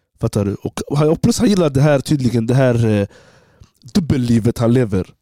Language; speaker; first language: Swedish; early bilingual, other home language; Somali